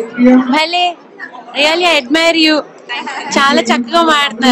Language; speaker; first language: Telugu; native; Telugu